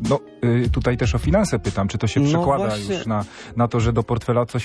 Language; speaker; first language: Polish; native; Polish